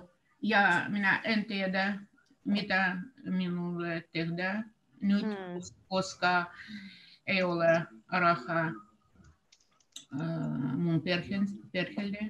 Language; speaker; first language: Finnish; non-native, learner; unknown